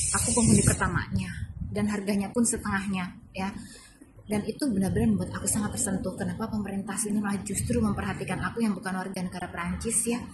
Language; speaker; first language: Indonesian; native; Indonesian